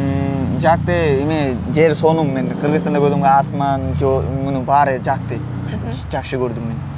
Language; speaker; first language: Kyrgyz; non-native, learner; Bangla